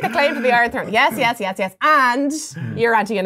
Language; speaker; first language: English; native; English